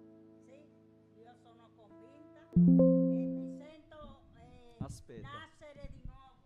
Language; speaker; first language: Italian; non-native, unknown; Spanish